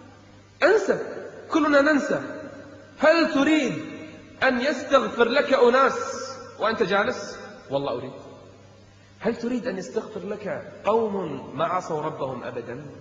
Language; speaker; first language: Arabic; native; Arabic